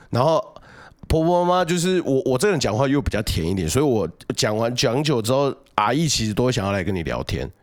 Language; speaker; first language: Chinese; native; Chinese